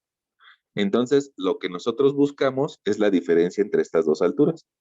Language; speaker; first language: Spanish; native; Spanish